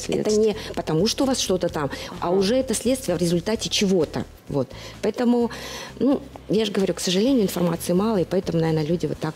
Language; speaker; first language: Russian; native; Russian